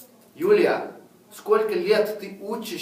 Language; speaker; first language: Russian; non-native, fluent; English